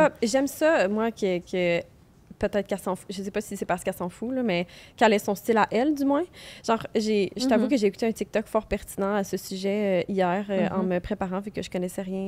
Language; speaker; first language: French; native; French